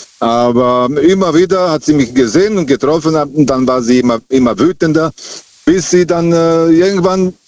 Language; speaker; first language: German; non-native, fluent; Serbian